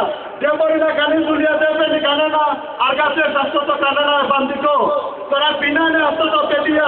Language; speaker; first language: Greek; non-native, learner; Bangla